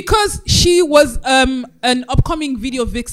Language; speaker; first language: English; non-native, local second language; Yoruba